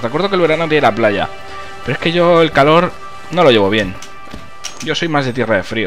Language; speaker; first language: Spanish; native; Spanish